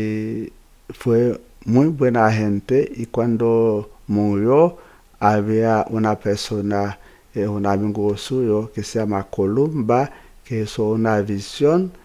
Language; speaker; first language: Spanish; non-native, fluent; Haitian Creole